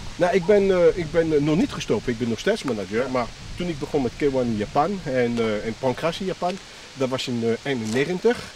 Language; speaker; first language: Dutch; non-native, fluent; French